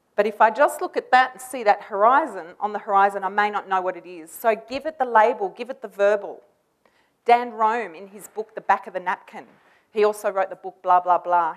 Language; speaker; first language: English; native; English